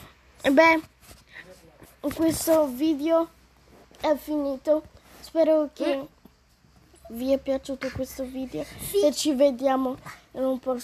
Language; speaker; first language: Italian; early bilingual, other home language; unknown